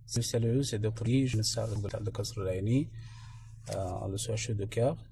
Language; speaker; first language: French; non-native, fluent; Arabic